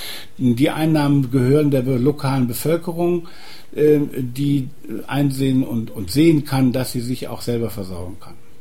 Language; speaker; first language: German; native; German